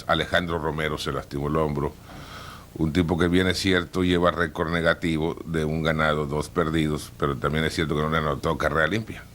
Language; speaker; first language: Spanish; native; Spanish